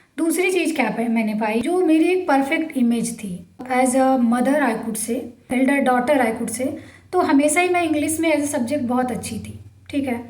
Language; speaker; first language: Hindi; native; Hindi